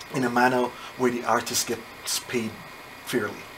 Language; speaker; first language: English; native; English